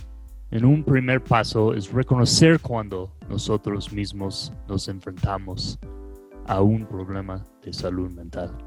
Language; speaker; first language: Spanish; non-native, fluent; English